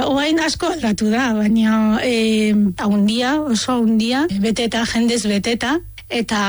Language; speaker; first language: Basque; non-native, fluent; Arabic